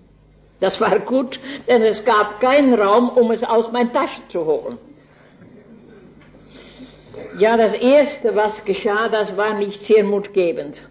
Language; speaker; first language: German; non-native, fluent; Dutch